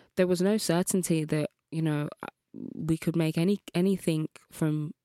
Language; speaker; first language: English; native; English